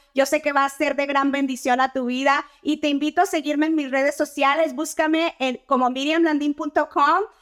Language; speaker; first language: Spanish; native; Spanish